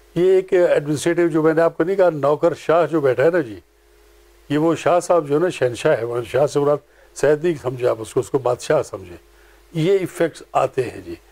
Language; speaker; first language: Urdu; non-native, local second language; Pashto